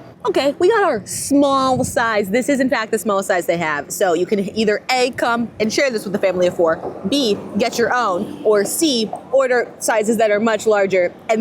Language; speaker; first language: English; native; English